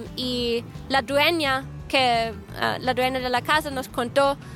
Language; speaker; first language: Spanish; non-native, fluent; German